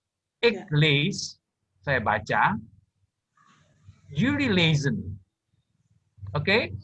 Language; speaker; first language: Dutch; non-native, fluent; Indonesian